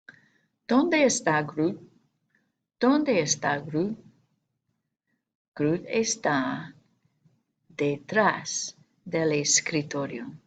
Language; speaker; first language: Spanish; non-native, fluent; English